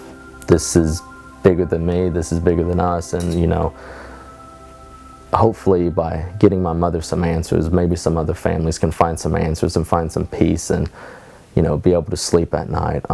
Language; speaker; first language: English; native; English